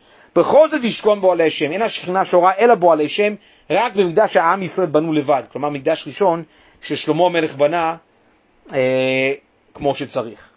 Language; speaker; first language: Hebrew; native; Hebrew